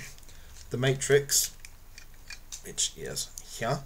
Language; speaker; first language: English; native; English